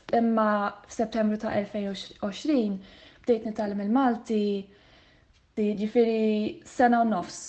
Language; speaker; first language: Maltese; non-native, fluent; Swedish